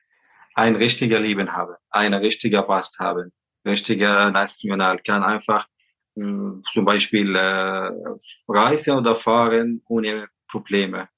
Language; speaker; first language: German; non-native, learner; Arabic